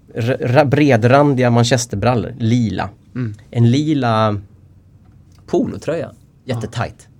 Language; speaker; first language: Swedish; native; Swedish